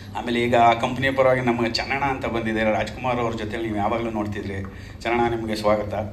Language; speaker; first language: Kannada; native; Kannada